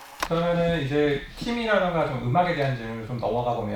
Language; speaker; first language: Korean; native; Korean